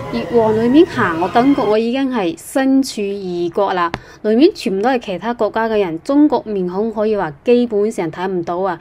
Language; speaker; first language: Chinese; native; Chinese